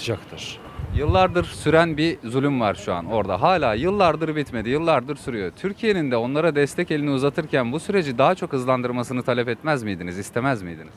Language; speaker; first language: Turkish; native; Turkish